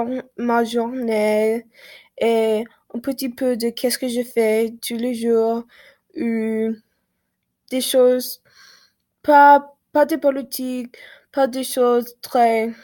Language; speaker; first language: French; non-native, learner; English